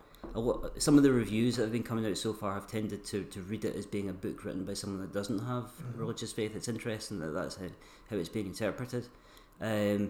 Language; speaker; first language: English; native; English